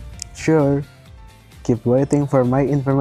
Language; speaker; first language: English; non-native, learner; Indonesian